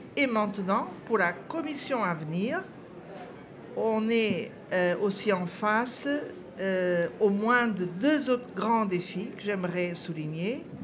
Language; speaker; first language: French; non-native, fluent; Portuguese